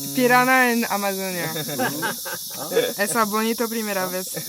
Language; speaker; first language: Spanish; non-native, learner; French